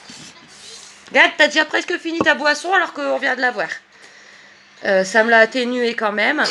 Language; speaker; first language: French; native; French